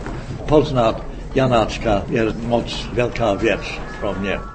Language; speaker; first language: Czech; non-native, fluent; English